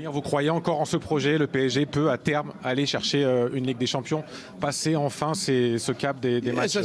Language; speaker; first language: French; native; French